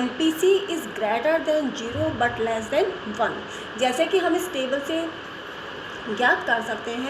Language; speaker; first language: Hindi; native; Hindi